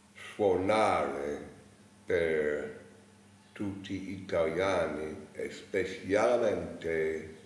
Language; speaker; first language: Italian; non-native, learner; English